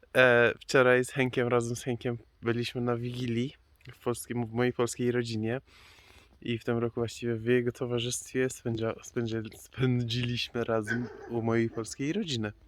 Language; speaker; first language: Polish; non-native, fluent; Persian